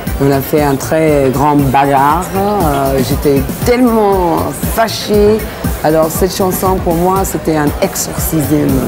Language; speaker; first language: French; non-native, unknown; English